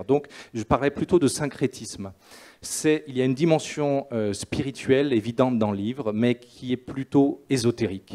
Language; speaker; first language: French; native; French